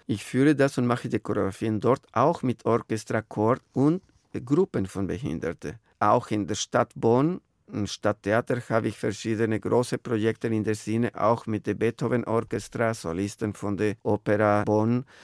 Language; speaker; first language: German; non-native, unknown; Spanish